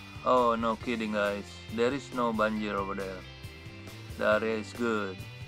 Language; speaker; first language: English; non-native, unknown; Indonesian